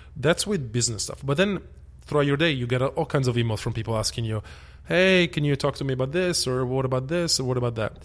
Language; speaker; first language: English; early bilingual, other home language; Italian